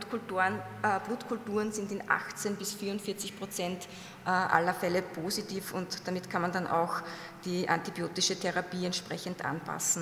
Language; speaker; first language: German; native; German